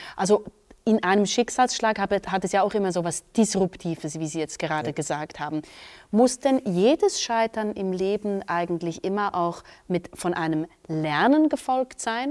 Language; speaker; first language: German; native; German